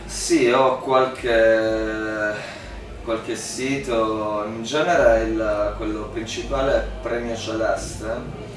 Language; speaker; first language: Italian; native; Italian